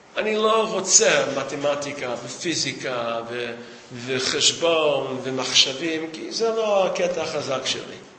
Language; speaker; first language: Hebrew; non-native, fluent; English